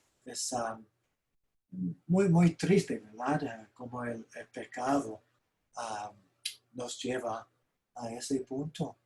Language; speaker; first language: Spanish; non-native, fluent; English